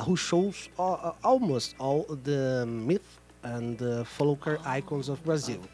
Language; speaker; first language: English; non-native, fluent; Portuguese